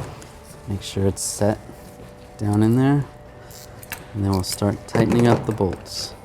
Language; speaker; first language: English; native; English